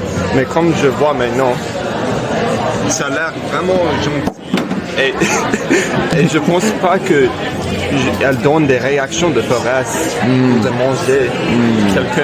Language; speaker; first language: French; non-native, learner; English